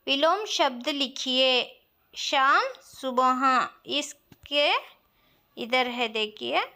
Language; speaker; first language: Hindi; non-native, local second language; Kannada